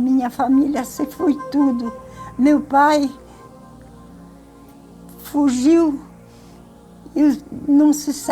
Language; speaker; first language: Portuguese; early bilingual, other home language; Ukrainian